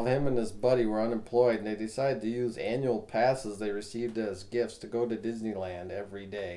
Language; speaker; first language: English; native; English